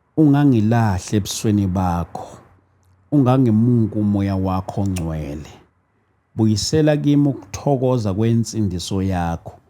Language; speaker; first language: Zulu; native; Zulu